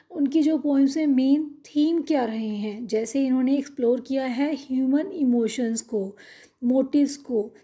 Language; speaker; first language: Hindi; non-native, local second language; Punjabi